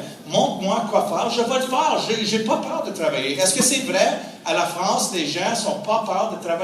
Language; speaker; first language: French; non-native, fluent; English